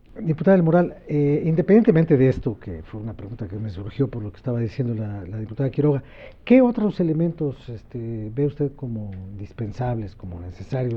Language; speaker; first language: Spanish; native; Spanish